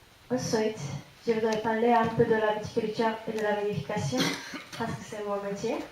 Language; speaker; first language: French; non-native, fluent; Japanese